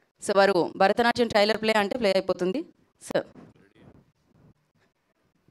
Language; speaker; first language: Telugu; native; Telugu